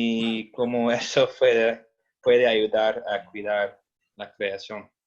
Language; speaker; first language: Spanish; non-native, fluent; English